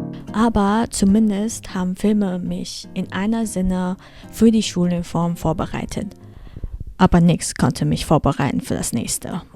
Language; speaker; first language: German; early bilingual, heritage; German